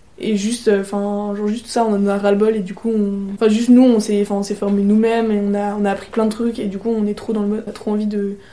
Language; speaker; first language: French; native; French